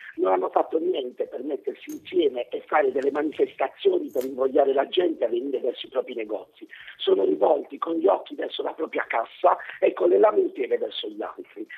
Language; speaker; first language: Italian; native; Italian